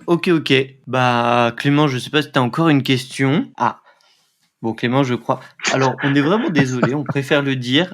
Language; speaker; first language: French; native; French